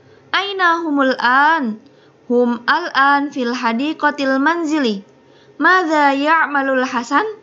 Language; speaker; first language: Arabic; non-native, fluent; Indonesian